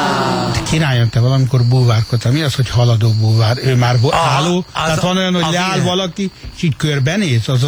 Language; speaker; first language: Hungarian; native; Hungarian